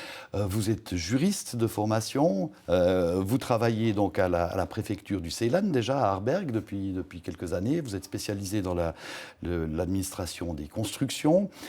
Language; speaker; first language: French; native; French